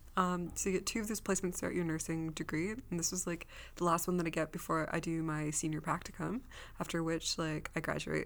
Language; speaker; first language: English; native; English